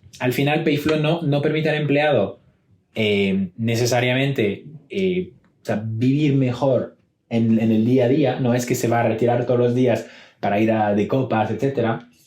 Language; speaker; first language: Spanish; non-native, fluent; French